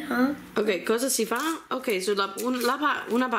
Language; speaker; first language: Italian; early bilingual, heritage; Italian